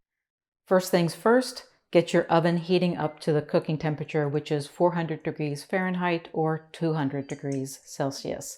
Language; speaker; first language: English; native; English